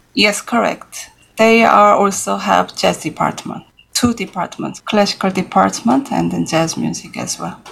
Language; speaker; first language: English; non-native, learner; Korean